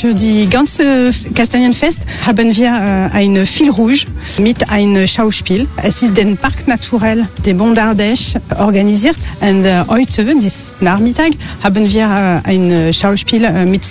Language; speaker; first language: German; non-native, learner; French